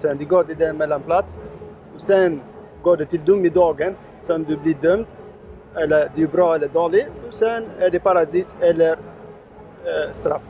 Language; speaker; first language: Swedish; non-native, learner; Arabic